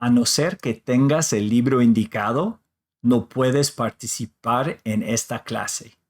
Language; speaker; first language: Spanish; non-native, fluent; English